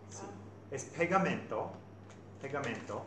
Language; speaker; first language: Spanish; non-native, fluent; English